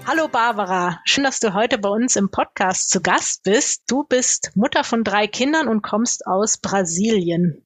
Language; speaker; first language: German; native; German